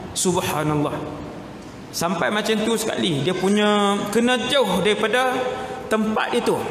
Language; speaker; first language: Malay; native; Malay